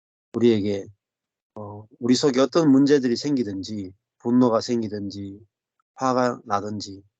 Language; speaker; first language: Korean; native; Korean